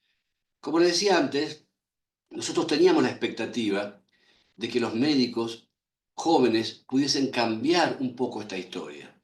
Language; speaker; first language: Spanish; native; Spanish